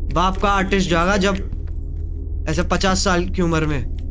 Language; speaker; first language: Hindi; native; Hindi